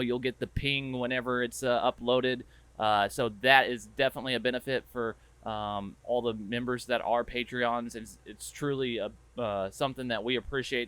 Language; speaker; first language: English; native; English